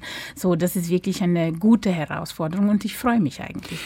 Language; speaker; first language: German; non-native, fluent; English